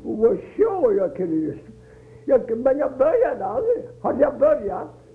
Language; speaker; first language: Swedish; early bilingual, heritage; Swedish